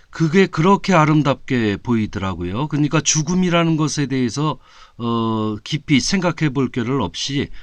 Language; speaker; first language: Korean; native; Korean